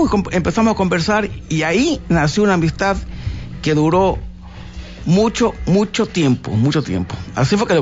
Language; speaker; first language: Spanish; native; Spanish